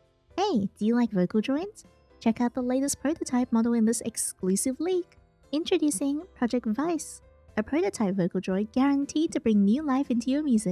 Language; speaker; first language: English; native; English